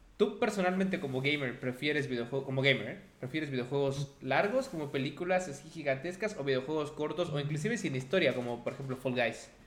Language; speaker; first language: Spanish; native; Spanish